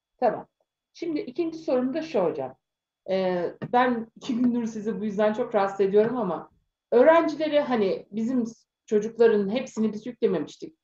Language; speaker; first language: Turkish; native; Turkish